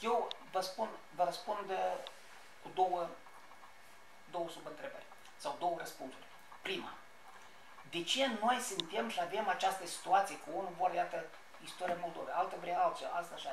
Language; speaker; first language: Romanian; native; Romanian